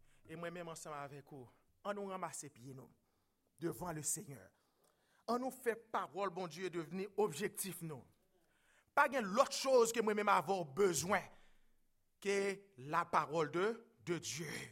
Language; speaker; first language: French; native; French